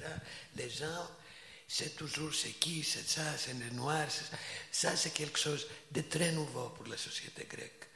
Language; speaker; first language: French; non-native, fluent; Greek